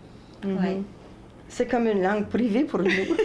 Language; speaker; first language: French; early bilingual, heritage; French